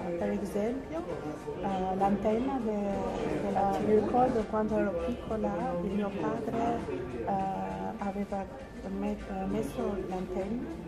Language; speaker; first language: Italian; non-native, fluent; Albanian